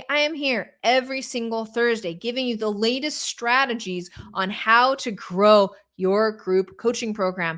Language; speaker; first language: English; native; English